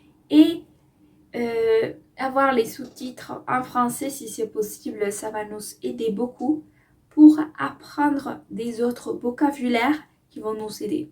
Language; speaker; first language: French; non-native, fluent; Spanish